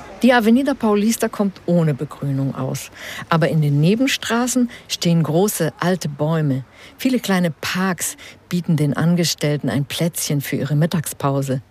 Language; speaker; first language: German; early bilingual, heritage; German